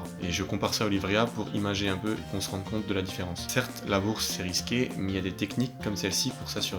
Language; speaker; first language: French; native; French